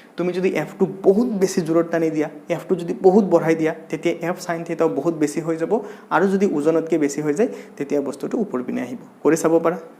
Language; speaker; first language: Assamese; native; Assamese